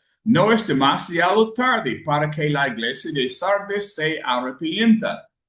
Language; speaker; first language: Spanish; non-native, learner; English